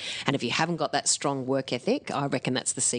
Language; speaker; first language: English; native; English